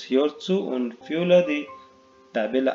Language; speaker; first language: German; non-native, fluent; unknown